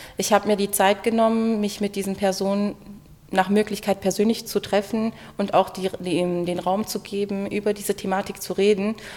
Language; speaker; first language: German; early bilingual, other home language; Turkish